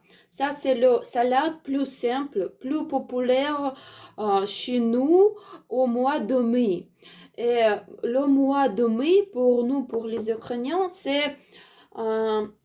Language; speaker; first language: French; non-native, learner; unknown